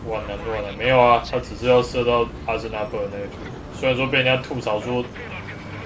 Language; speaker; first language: Chinese; native; Chinese